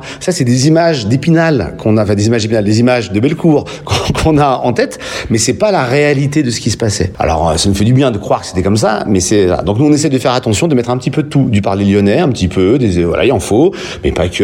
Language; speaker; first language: French; native; French